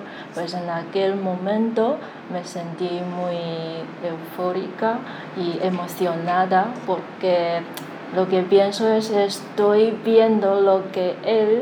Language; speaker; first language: Spanish; non-native, fluent; Chinese